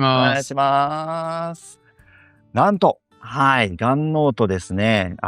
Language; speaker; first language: Japanese; native; Japanese